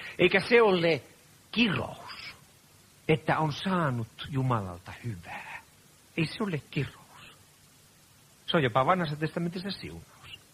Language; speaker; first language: Finnish; native; Finnish